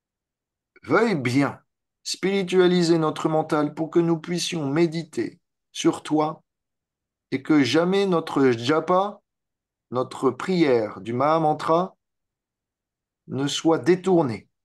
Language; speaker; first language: French; native; French